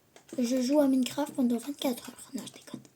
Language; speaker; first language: French; native; French